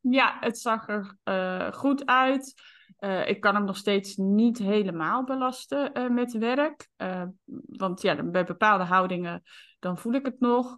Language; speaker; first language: Dutch; native; Dutch